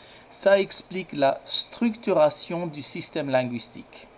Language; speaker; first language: French; non-native, fluent; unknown